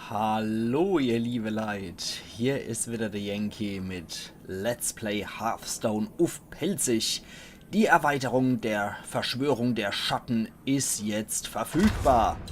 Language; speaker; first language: German; native; German